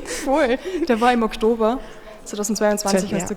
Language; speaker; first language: German; native; German